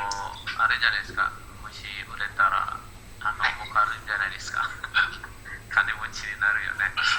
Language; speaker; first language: Japanese; non-native, learner; Indonesian